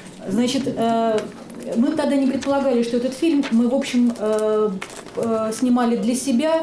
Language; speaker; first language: Russian; native; Russian